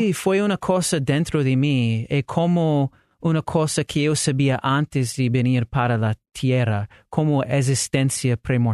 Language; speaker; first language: Spanish; non-native, learner; English